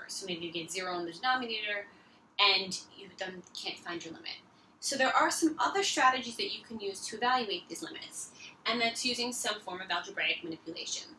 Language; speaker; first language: English; native; English